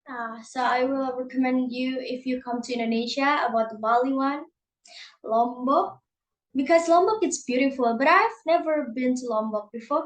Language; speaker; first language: English; non-native, learner; Indonesian